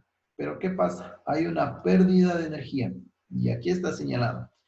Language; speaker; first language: Spanish; native; Spanish